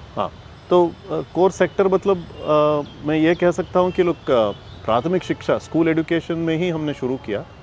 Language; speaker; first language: Hindi; non-native, local second language; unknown